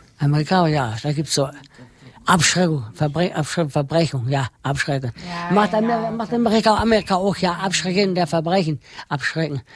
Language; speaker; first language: German; non-native, learner; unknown